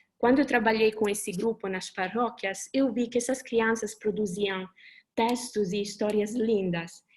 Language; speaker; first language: Portuguese; non-native, fluent; Italian